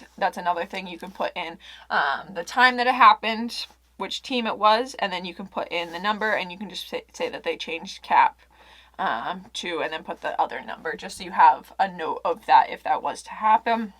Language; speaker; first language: English; native; English